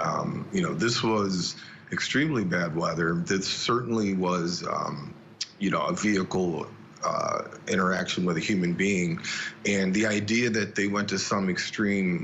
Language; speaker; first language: English; native; English